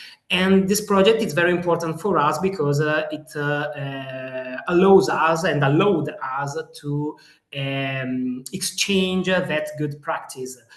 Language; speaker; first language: English; non-native, fluent; Italian